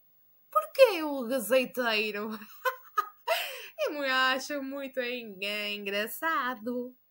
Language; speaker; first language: Portuguese; non-native, learner; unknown